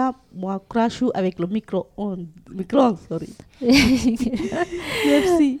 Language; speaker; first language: French; non-native, learner; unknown